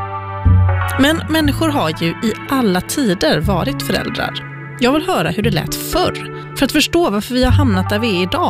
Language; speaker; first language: Swedish; native; Swedish